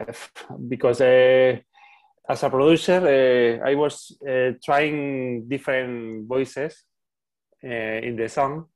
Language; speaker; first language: English; non-native, learner; Spanish